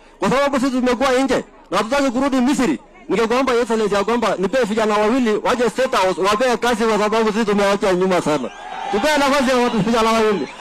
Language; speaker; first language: Swahili; non-native, local second language; Masai